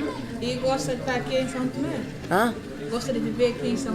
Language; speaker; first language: Portuguese; native; Portuguese